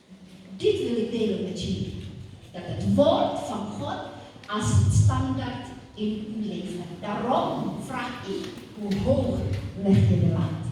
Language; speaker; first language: Dutch; non-native, fluent; Indonesian